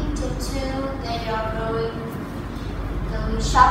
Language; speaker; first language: English; non-native, learner; Vietnamese